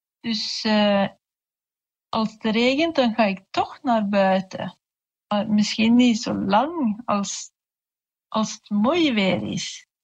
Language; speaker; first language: Dutch; non-native, fluent; Norwegian